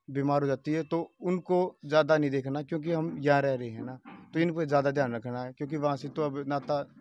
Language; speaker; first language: Hindi; native; Hindi